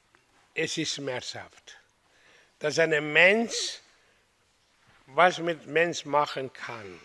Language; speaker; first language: German; non-native, learner; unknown